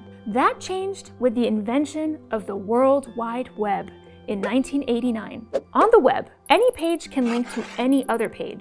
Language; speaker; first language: English; native; English